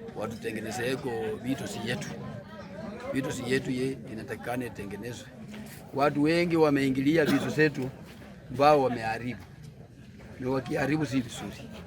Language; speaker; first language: Swahili; non-native, local second language; Luyia